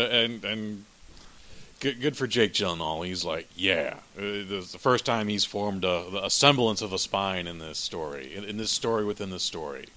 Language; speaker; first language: English; native; English